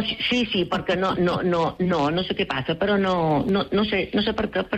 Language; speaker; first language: Catalan; non-native, local second language; Spanish